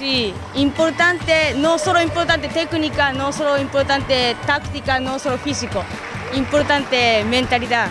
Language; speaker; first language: Spanish; non-native, learner; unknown